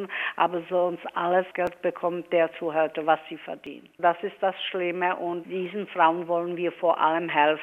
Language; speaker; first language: German; non-native, fluent; Czech